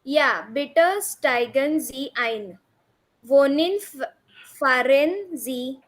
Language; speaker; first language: German; non-native, learner; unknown